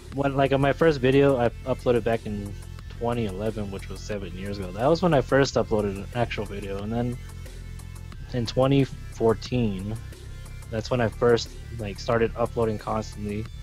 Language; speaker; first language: English; native; English